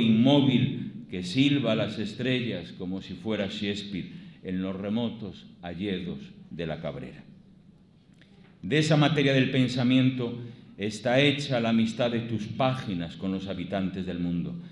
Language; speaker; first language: Spanish; native; Spanish